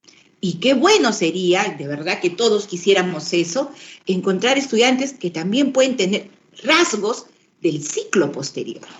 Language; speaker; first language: Spanish; native; Spanish